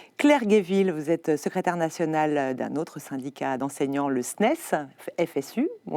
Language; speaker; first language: French; native; French